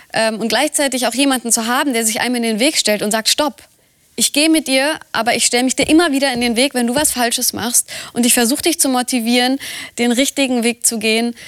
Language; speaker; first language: German; native; German